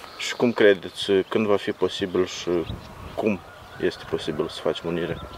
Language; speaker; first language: Romanian; native; Romanian